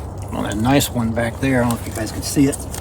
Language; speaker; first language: English; native; English